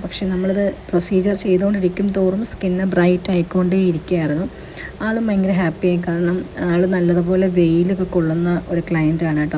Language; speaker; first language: Malayalam; native; Malayalam